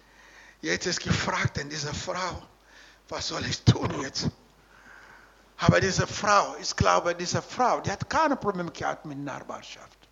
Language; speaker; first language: German; non-native, learner; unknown